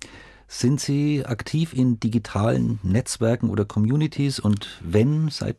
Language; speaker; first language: German; native; German